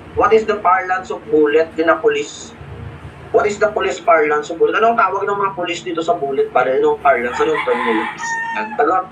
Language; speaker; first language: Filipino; non-native, local second language; Hiligaynon